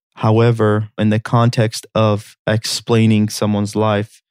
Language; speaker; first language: English; early bilingual, other home language; Armenian